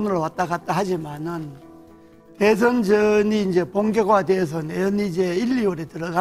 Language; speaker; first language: Korean; native; Korean